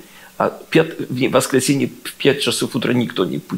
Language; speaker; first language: Russian; non-native, learner; Polish